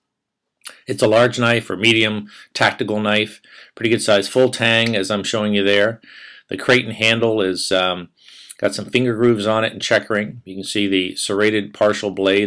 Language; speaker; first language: English; native; English